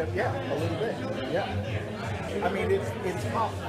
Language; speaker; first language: English; native; English